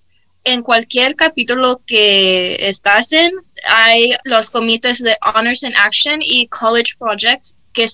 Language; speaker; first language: Spanish; early bilingual, heritage; Spanish